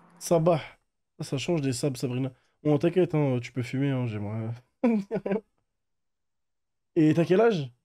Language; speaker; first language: French; native; French